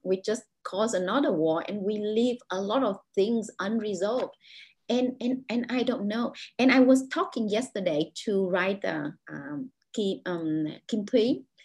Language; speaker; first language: English; non-native, fluent; Vietnamese